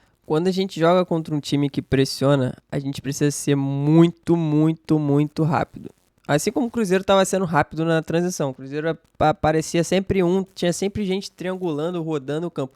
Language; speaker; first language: Portuguese; native; Portuguese